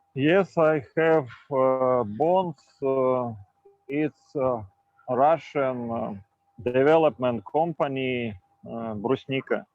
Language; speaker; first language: English; non-native, local second language; Russian